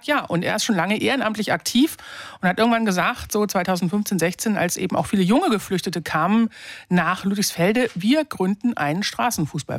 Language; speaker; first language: German; native; German